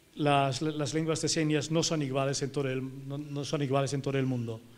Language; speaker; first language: Spanish; non-native, fluent; German